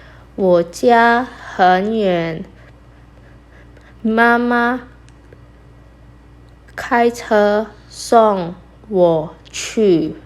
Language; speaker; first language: Chinese; non-native, fluent; Indonesian